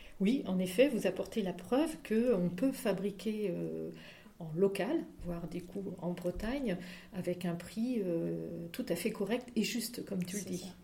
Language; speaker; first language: French; native; French